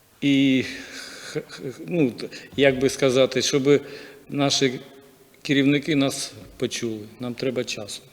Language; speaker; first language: Ukrainian; non-native, local second language; Russian